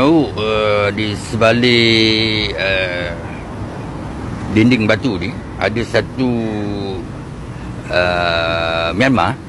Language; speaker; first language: Malay; native; Malay